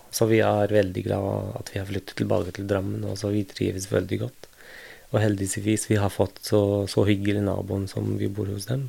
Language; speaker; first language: Norwegian; non-native, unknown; Arabic